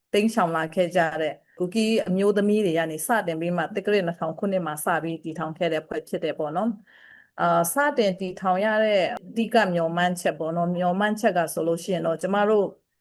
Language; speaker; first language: Burmese; non-native, local second language; Kikuyu